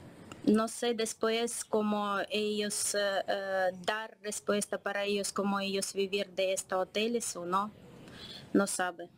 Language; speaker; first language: Spanish; non-native, learner; Ukrainian